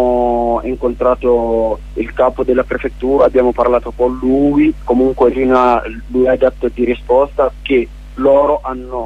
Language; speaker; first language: Italian; non-native, learner; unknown